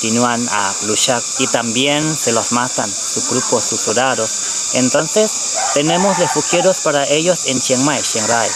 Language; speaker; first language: Spanish; non-native, fluent; Thai